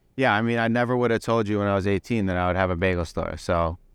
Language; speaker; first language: English; native; English